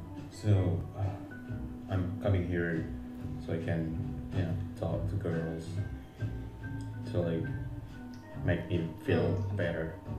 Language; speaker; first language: English; non-native, fluent; Indonesian